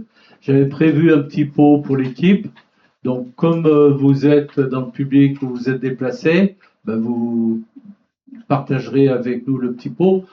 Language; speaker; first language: French; native; French